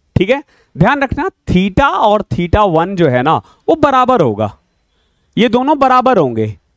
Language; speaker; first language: Hindi; native; Hindi